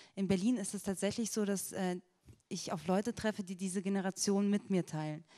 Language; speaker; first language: German; native; German